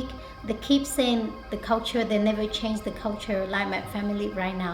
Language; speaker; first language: English; non-native, learner; Hmong